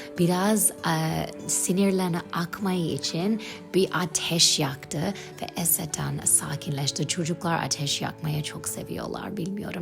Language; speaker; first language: Turkish; non-native, learner; English